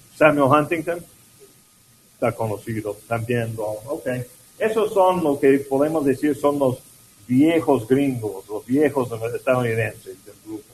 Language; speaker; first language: Spanish; non-native, fluent; English